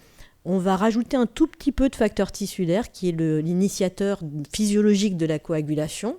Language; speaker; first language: French; native; French